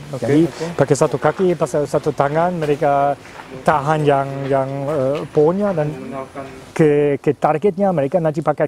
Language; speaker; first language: Indonesian; non-native, fluent; German